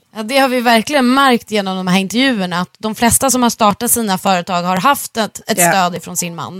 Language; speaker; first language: Swedish; native; Swedish